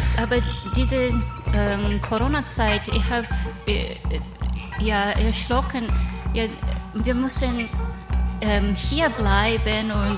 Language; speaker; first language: German; non-native, learner; Japanese